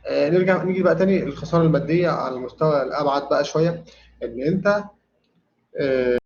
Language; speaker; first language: Arabic; native; Arabic